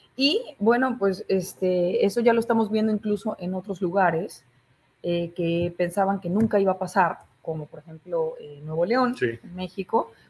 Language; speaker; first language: Spanish; native; Spanish